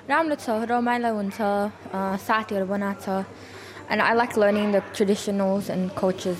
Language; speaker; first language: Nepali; early bilingual, heritage; Nepali